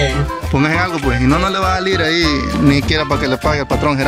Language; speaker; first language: Spanish; native; Spanish